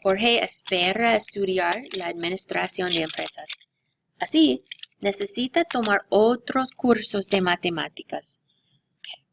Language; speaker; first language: Spanish; non-native, fluent; English